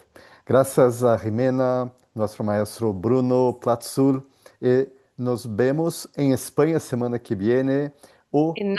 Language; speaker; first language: Spanish; non-native, fluent; Portuguese